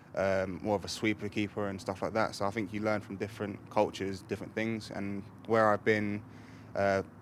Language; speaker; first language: English; native; English